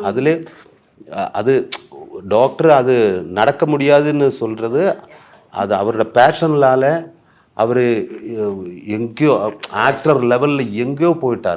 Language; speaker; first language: Tamil; non-native, learner; Malayalam